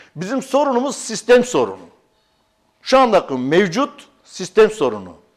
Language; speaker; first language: Turkish; native; Turkish